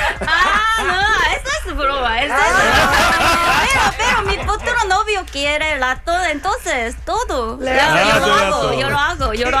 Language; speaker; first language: Spanish; non-native, learner; Korean